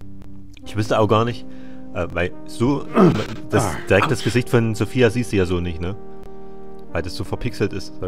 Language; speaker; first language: German; native; German